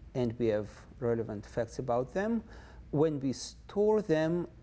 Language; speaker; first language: English; non-native, fluent; Russian